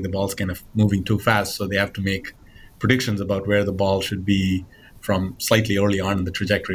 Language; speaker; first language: English; non-native, local second language; Tamil